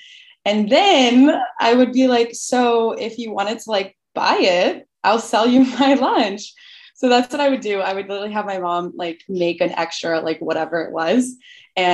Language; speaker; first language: English; early bilingual, other home language; Albanian